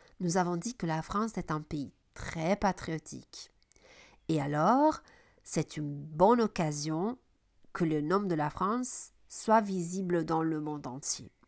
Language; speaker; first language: French; non-native, fluent; Italian